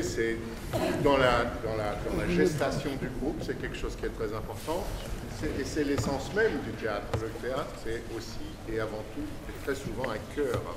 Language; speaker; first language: French; native; French